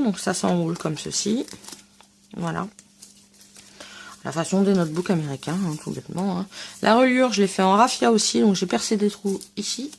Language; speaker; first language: French; native; French